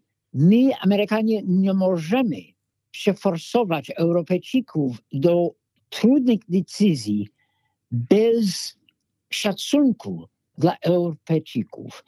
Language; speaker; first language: Polish; non-native, fluent; English